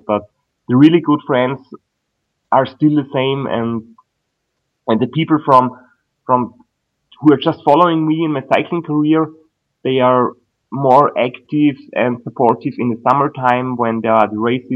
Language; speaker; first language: English; non-native, fluent; German